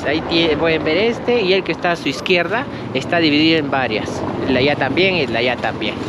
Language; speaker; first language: Spanish; native; Spanish